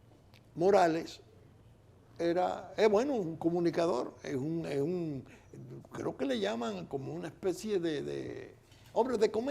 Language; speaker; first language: Spanish; native; Spanish